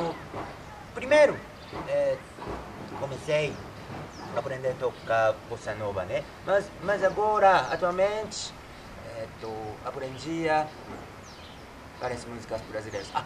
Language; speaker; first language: Portuguese; non-native, learner; Japanese